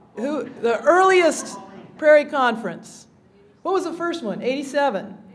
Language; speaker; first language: English; native; English